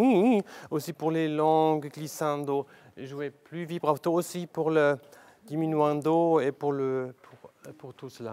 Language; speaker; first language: French; non-native, fluent; German